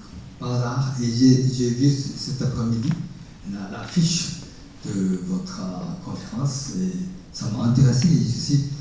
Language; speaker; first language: French; non-native, fluent; Japanese